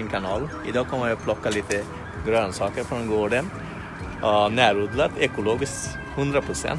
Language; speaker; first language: Swedish; non-native, fluent; Bangla